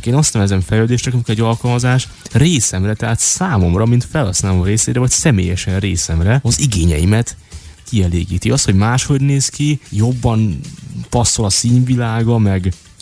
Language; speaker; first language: Hungarian; native; Hungarian